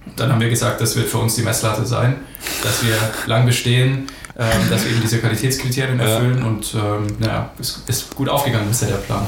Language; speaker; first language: German; native; German